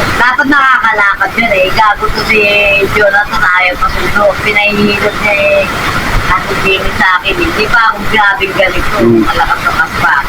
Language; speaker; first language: Filipino; non-native, local second language; Pampanga